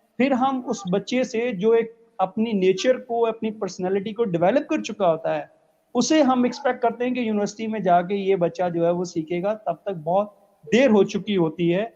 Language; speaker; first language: Urdu; non-native, local second language; Punjabi